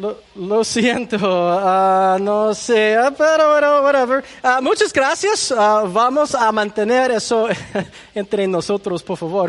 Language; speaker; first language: Spanish; non-native, learner; English